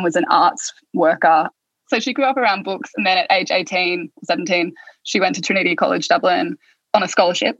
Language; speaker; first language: English; native; English